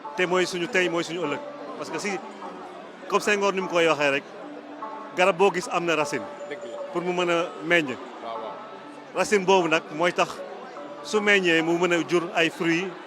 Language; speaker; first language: Wolof; non-native, local second language; Jola-Fonyi